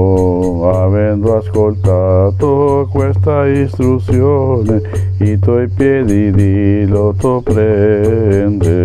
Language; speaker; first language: Italian; non-native, learner; Spanish